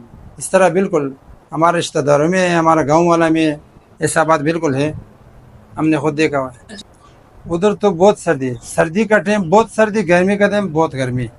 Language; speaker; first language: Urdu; non-native, fluent; Pashto